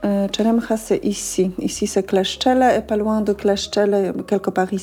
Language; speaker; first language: French; non-native, fluent; Polish